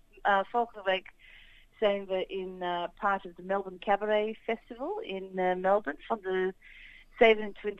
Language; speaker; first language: Dutch; early bilingual, heritage; English